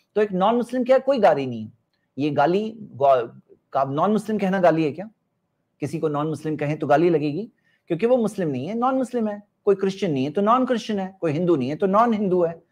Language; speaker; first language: Hindi; non-native, local second language; Urdu